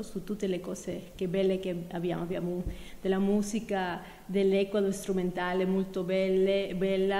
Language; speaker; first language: Italian; non-native, fluent; Spanish